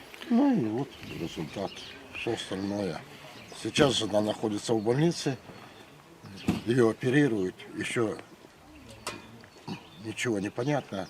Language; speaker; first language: Russian; native; Russian